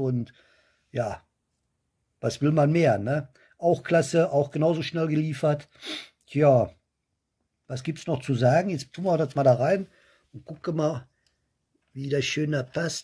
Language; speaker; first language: German; native; German